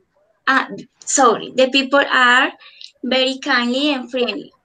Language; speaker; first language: English; non-native, learner; Spanish